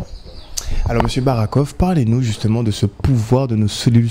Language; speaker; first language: French; native; French